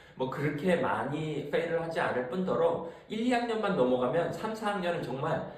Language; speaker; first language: Korean; native; Korean